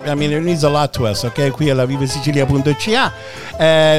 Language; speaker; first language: English; early bilingual, other home language; Italian